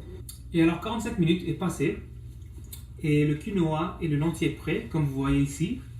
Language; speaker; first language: French; non-native, local second language; English